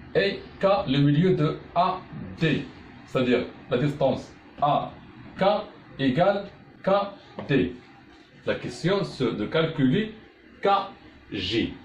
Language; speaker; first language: French; non-native, local second language; Arabic